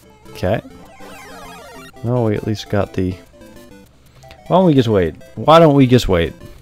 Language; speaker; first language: English; native; English